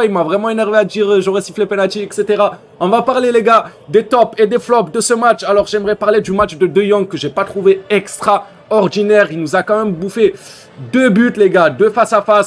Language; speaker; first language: French; native; French